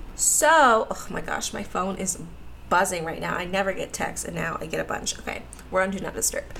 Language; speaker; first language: English; native; English